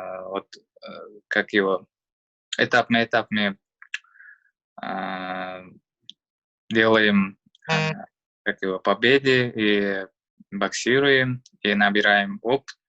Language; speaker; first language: Russian; non-native, learner; Uzbek